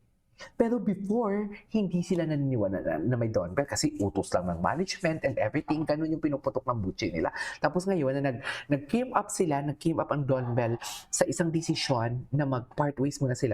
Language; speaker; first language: Filipino; native; Filipino